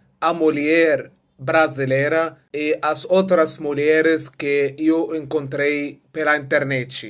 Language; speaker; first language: Portuguese; non-native, fluent; Arabic